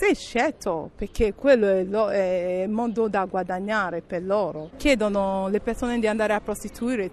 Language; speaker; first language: Italian; non-native, fluent; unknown